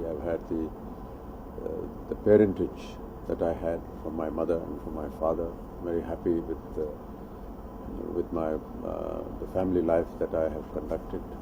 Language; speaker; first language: English; non-native, local second language; Hindi